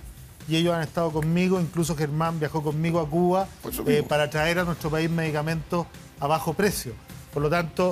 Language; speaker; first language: Spanish; native; Spanish